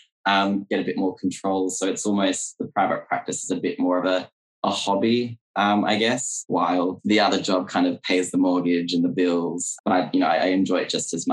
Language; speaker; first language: English; native; English